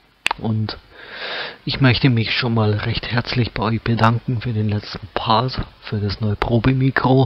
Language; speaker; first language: German; native; German